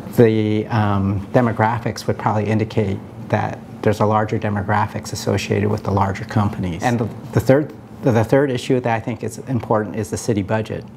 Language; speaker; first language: English; native; English